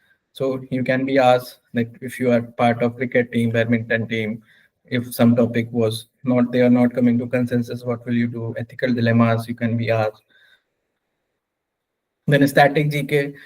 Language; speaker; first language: English; non-native, local second language; Hindi